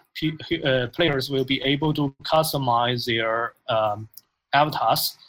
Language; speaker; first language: English; non-native, fluent; Chinese